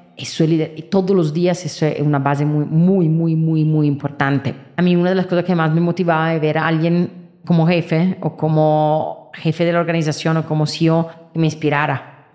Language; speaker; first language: Spanish; non-native, fluent; Italian